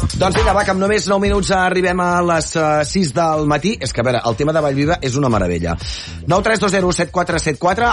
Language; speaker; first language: Catalan; native; Catalan